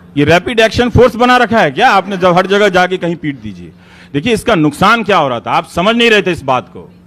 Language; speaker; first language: Hindi; native; Hindi